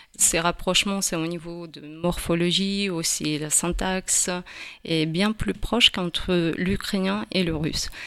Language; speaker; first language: French; non-native, fluent; Ukrainian